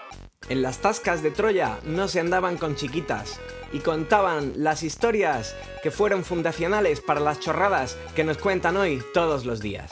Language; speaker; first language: Spanish; native; Spanish